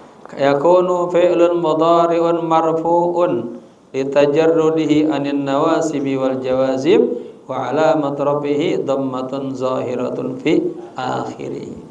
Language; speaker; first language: Arabic; non-native, fluent; Indonesian